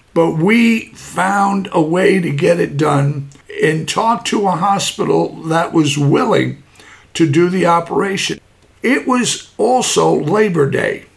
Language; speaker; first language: English; native; English